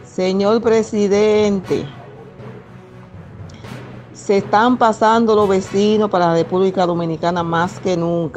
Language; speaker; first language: Spanish; native; Spanish